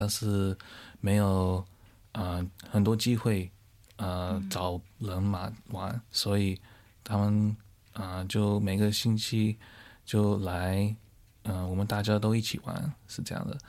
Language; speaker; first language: Chinese; early bilingual, heritage; Chinese